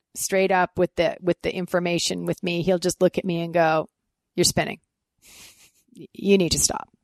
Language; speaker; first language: English; native; English